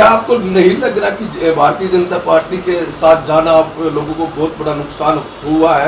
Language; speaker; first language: Hindi; native; Hindi